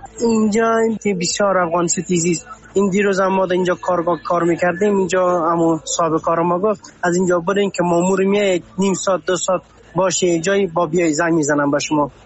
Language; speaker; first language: Persian; native; Persian